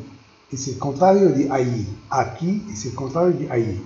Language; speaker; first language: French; non-native, local second language; Arabic